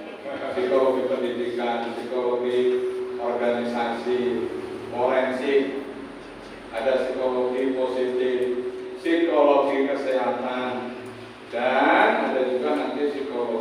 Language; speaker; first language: Indonesian; non-native, local second language; Javanese